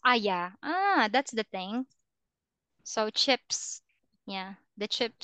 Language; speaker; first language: English; non-native, fluent; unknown